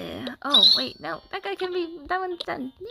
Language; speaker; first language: English; native; English